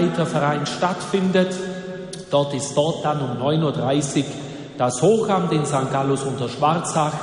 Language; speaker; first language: German; native; German